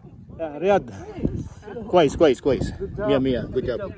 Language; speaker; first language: Arabic; non-native, learner; Filipino